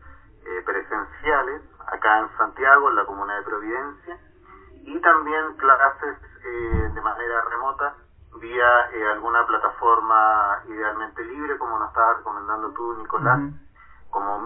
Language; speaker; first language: Spanish; native; Spanish